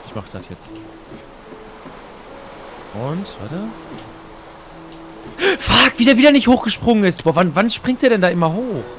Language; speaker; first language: German; native; German